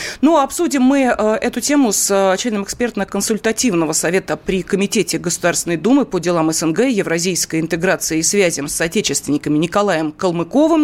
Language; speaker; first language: Russian; native; Russian